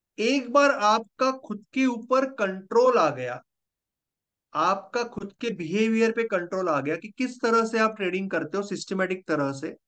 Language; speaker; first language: Hindi; non-native, local second language; Marathi